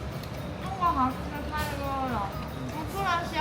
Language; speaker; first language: Chinese; non-native, fluent; Korean